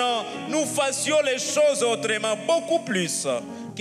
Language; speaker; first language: French; non-native, local second language; Swahili